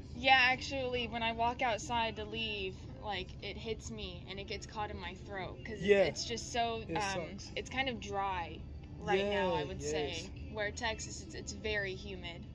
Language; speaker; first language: English; native; English